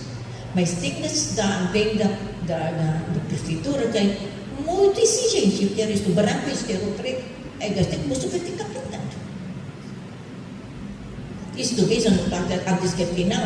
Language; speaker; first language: Portuguese; non-native, fluent; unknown